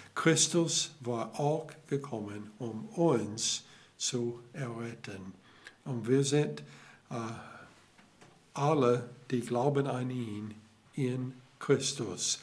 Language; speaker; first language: German; non-native, learner; English